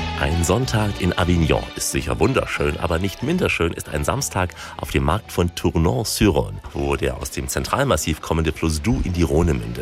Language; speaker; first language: German; native; German